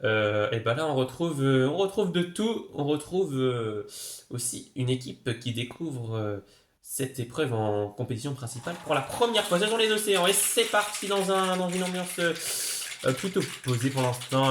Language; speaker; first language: French; native; French